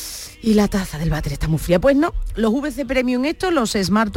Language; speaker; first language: Spanish; native; Spanish